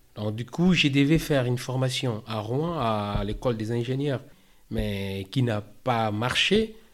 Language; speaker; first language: French; non-native, local second language; Lingala